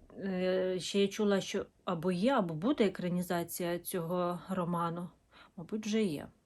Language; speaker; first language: Ukrainian; non-native, local second language; Russian